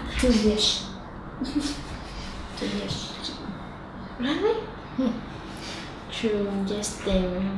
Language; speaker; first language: Polish; non-native, learner; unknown